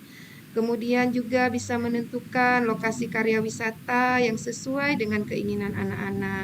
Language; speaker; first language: Indonesian; native; Indonesian